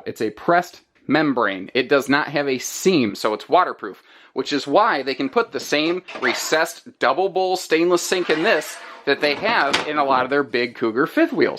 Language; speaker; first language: English; native; English